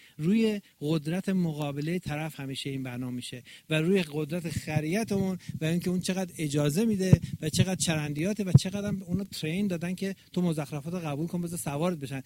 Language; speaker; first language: Persian; native; Persian